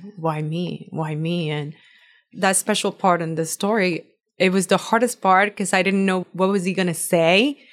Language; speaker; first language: English; non-native, fluent; Spanish